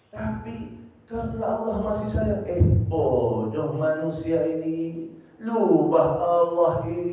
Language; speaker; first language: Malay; non-native, fluent; Arabic